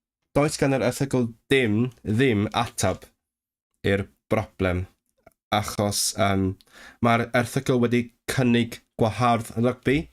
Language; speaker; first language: Welsh; non-native, fluent; Cantonese